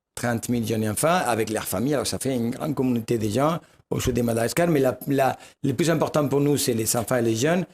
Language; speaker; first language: French; non-native, fluent; Spanish